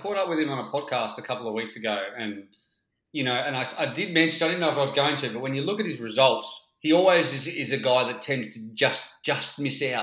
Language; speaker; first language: English; native; English